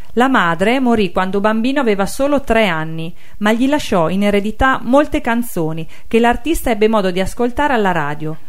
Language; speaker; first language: Italian; native; Italian